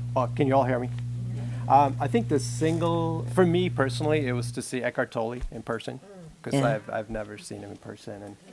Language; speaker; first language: English; non-native, fluent; Swedish